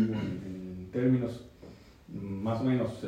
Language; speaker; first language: Spanish; native; Spanish